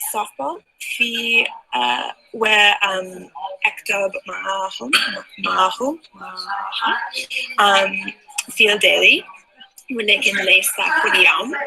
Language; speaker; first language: Arabic; non-native, learner; English